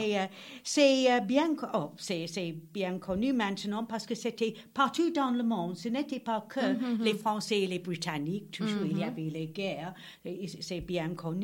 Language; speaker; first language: French; non-native, learner; English